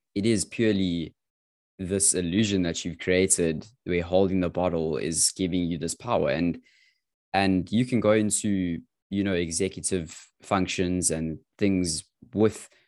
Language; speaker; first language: English; native; English